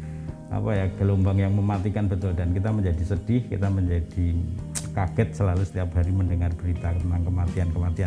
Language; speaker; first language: Indonesian; native; Indonesian